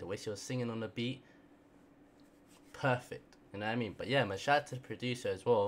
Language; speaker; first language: English; native; English